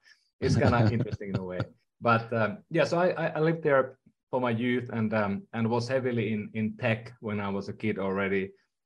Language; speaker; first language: English; non-native, fluent; Finnish